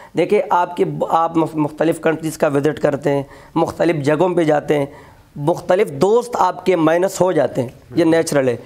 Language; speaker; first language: Urdu; non-native, local second language; Pashto